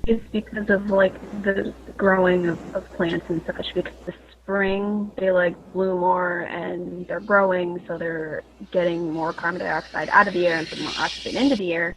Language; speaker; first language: English; native; English